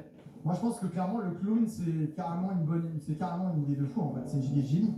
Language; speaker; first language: French; native; French